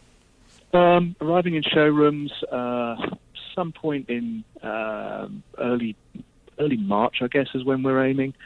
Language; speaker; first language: English; native; English